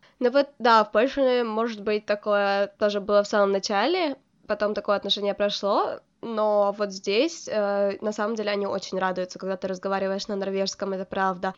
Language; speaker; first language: Russian; native; Russian